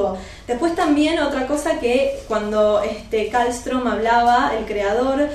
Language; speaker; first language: Spanish; native; Spanish